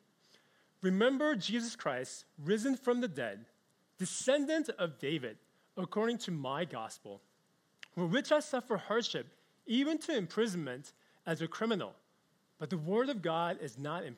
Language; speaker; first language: English; early bilingual, other home language; Korean